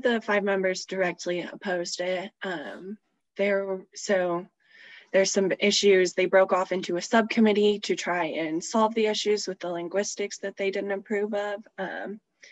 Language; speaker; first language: English; native; English